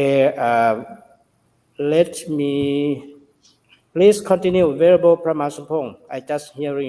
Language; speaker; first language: English; non-native, learner; Thai